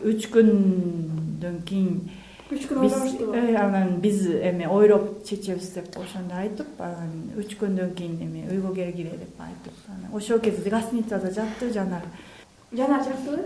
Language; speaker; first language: Kyrgyz; non-native, learner; Japanese